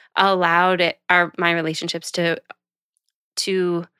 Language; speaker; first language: English; native; English